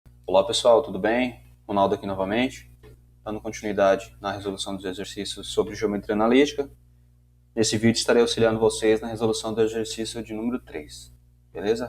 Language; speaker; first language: Portuguese; native; Portuguese